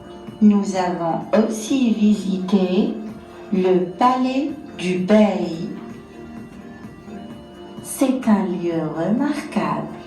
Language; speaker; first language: French; non-native, learner; Arabic